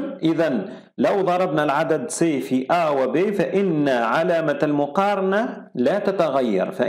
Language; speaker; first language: Arabic; native; Arabic